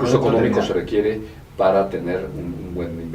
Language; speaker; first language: Spanish; native; Spanish